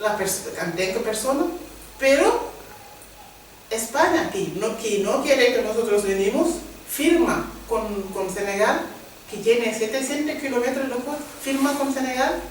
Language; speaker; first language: Spanish; non-native, learner; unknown